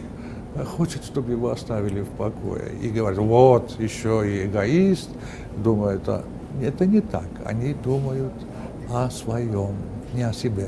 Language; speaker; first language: Russian; non-native, fluent; Armenian